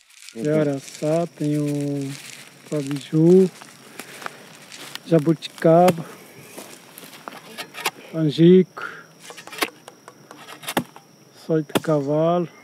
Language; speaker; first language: Portuguese; non-native, local second language; Guarani